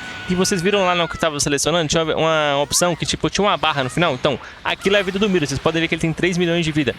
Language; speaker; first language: Portuguese; native; Portuguese